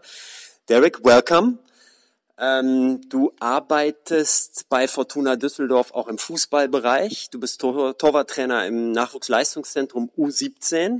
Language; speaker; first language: German; native; German